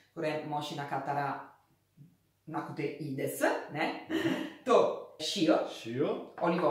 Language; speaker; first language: Japanese; non-native, learner; Italian